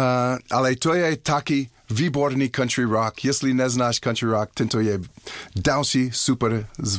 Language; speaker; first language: Czech; non-native, learner; English